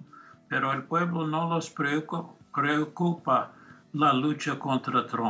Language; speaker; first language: Spanish; non-native, fluent; English